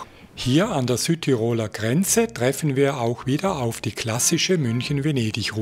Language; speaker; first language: German; native; German